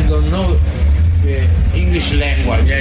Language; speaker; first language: English; non-native, learner; Italian